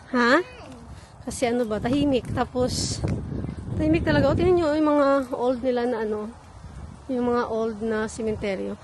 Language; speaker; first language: Filipino; non-native, local second language; Hiligaynon